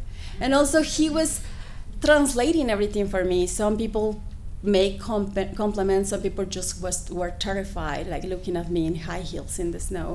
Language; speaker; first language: English; non-native, fluent; Spanish